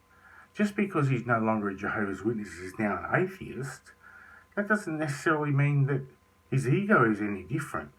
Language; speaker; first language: English; native; English